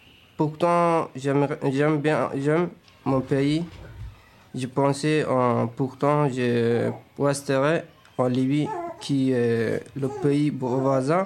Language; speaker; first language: French; non-native, learner; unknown